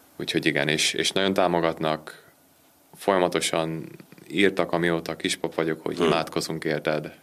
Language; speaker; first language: Hungarian; early bilingual, heritage; Hungarian